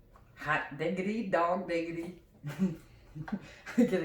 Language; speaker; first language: English; native; English